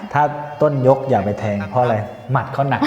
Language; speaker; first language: Thai; native; Thai